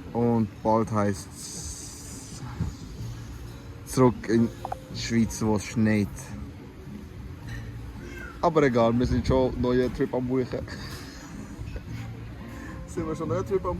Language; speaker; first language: German; early bilingual, other home language; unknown